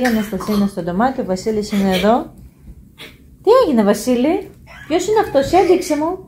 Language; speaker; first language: Greek; native; Greek